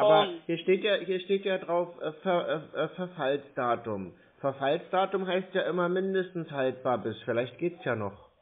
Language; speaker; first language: German; native; German